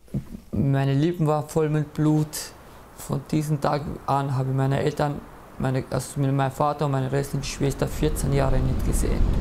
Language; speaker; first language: German; early bilingual, other home language; Kurdish